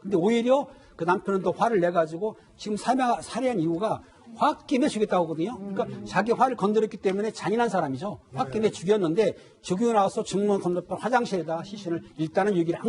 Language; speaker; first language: Korean; native; Korean